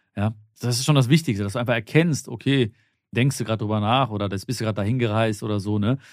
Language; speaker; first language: German; early bilingual, other home language; Malayalam